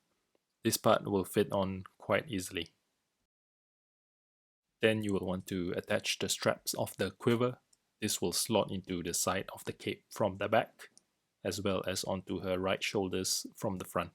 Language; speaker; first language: English; native; English